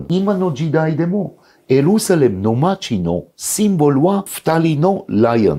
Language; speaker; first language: Japanese; non-native, fluent; Hebrew